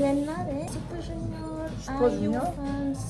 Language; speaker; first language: Korean; non-native, learner; Arabic